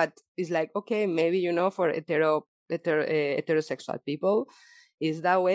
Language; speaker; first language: English; non-native, fluent; Spanish